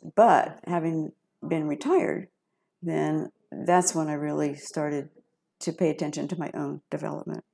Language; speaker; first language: English; native; English